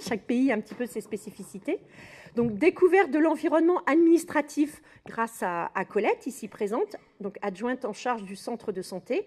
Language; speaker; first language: French; native; French